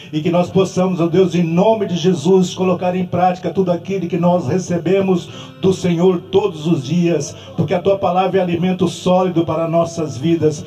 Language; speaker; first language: Portuguese; native; Portuguese